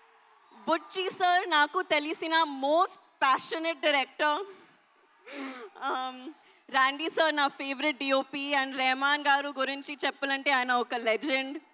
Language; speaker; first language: Telugu; non-native, learner; Hindi